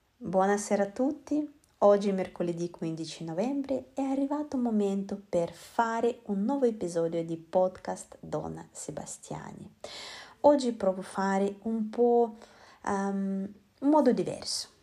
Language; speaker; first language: Italian; non-native, learner; Russian